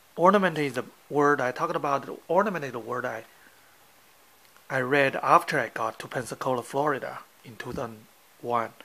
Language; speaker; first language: English; non-native, fluent; Chinese